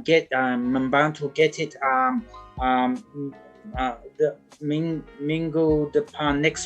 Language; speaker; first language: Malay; non-native, learner; English